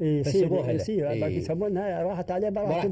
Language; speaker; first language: Arabic; native; Arabic